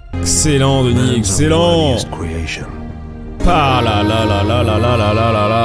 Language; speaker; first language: French; native; French